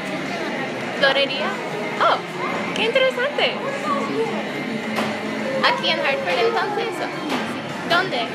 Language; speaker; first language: Spanish; non-native, learner; English